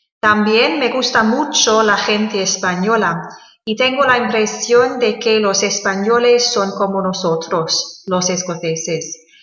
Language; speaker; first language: Spanish; non-native, fluent; English